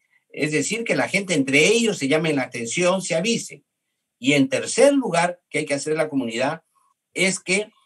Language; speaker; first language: Spanish; native; Spanish